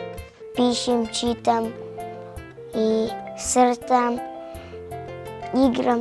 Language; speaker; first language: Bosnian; non-native, learner; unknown